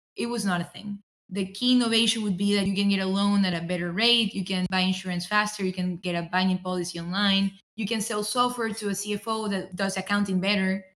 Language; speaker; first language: English; non-native, fluent; Spanish